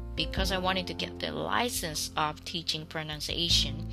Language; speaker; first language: English; non-native, fluent; Japanese